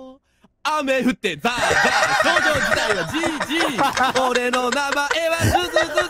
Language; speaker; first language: Japanese; native; Japanese